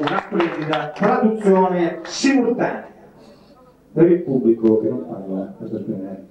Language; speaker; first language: Italian; native; Italian